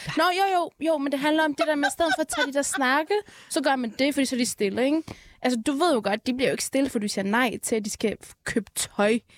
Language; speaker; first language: Danish; early bilingual, other home language; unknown